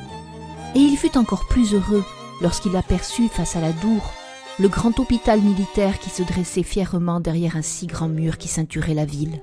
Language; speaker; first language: French; native; French